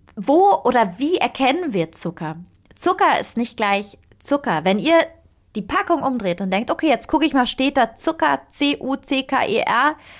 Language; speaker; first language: German; non-native, fluent; Italian